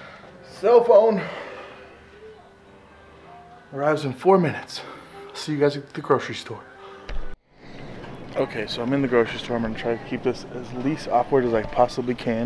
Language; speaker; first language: English; native; English